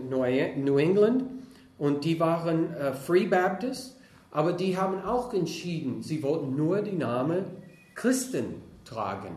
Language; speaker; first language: German; non-native, fluent; English